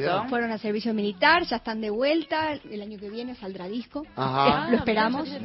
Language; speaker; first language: Spanish; native; Spanish